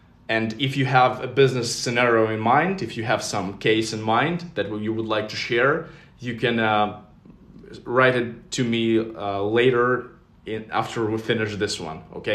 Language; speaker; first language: English; non-native, fluent; Ukrainian